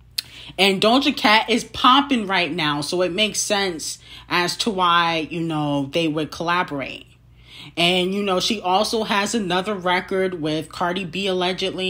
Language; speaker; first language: English; native; English